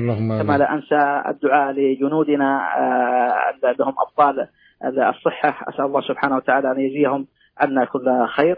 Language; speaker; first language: Arabic; native; Arabic